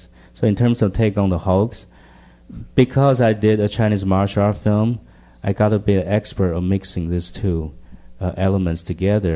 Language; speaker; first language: English; non-native, fluent; Chinese